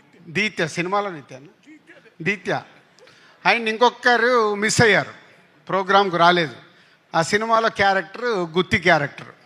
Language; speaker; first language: Telugu; native; Telugu